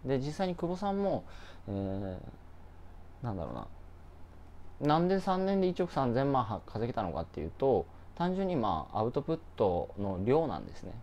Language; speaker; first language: Japanese; native; Japanese